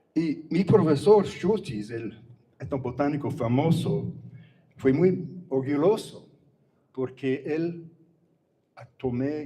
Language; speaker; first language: Spanish; non-native, fluent; English